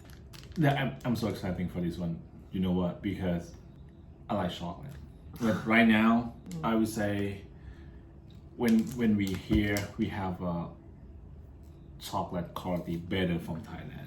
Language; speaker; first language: English; non-native, learner; Thai